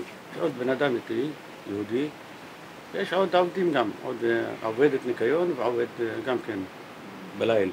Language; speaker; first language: Hebrew; non-native, local second language; Arabic